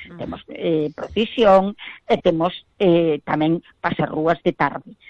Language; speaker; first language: Galician; native; Galician